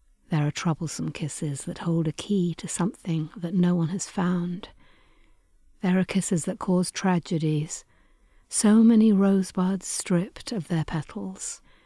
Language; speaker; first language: English; native; English